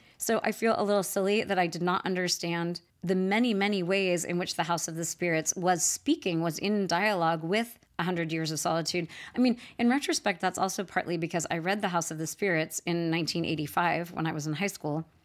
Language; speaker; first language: English; native; English